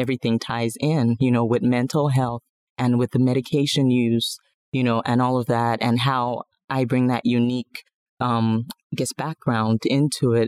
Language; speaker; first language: English; non-native, local second language; Yoruba